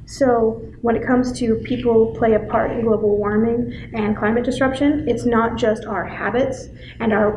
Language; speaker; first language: English; native; English